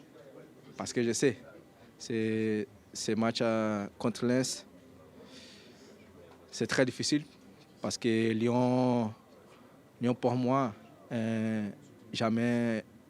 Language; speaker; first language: French; non-native, learner; Portuguese